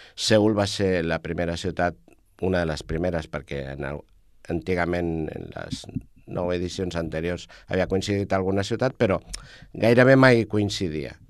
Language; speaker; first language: Catalan; native; Catalan